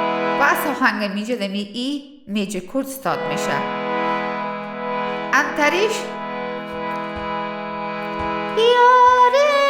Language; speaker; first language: Persian; native; Persian